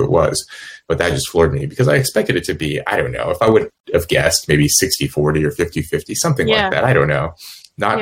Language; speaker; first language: English; native; English